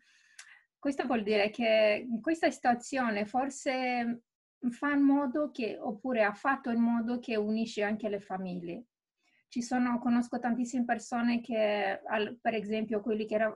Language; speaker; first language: Italian; non-native, fluent; Romanian